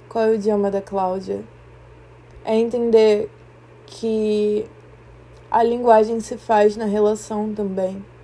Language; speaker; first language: Portuguese; native; Portuguese